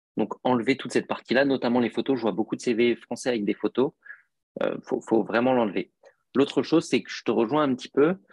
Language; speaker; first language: French; native; French